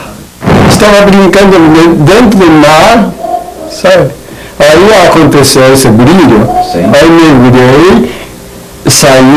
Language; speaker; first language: Portuguese; non-native, learner; Japanese